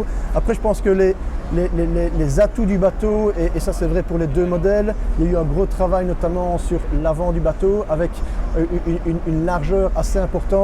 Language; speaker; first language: French; native; French